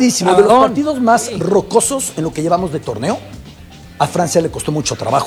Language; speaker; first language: Spanish; native; Spanish